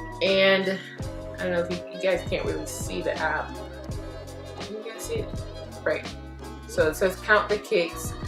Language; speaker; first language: English; native; English